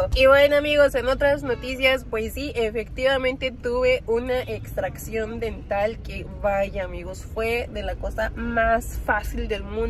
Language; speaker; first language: Spanish; native; Spanish